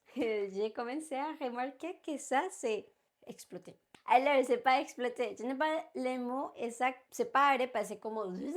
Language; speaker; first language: French; non-native, learner; Spanish